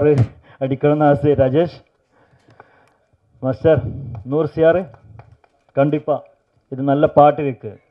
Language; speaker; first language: Tamil; non-native, learner; Malayalam